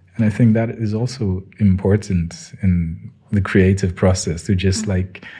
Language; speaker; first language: English; non-native, local second language; Tswana